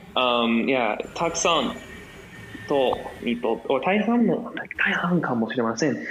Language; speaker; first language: Japanese; non-native, fluent; English